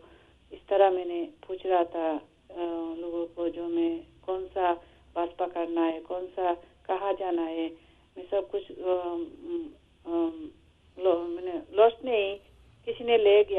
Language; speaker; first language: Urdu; non-native, fluent; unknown